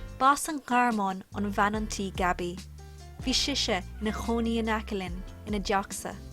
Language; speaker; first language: Irish; non-native, local second language; English